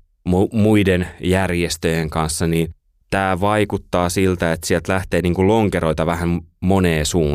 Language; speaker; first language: Finnish; native; Finnish